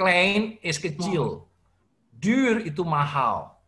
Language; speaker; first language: Dutch; non-native, fluent; Indonesian